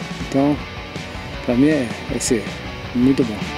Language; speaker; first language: Portuguese; non-native, learner; Japanese